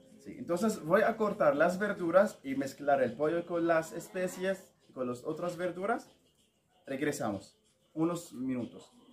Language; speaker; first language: Spanish; non-native, learner; Arabic